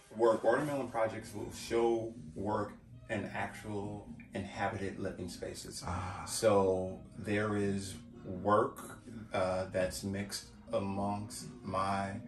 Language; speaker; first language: English; native; English